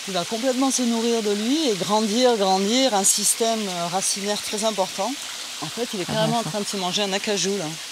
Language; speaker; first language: French; native; French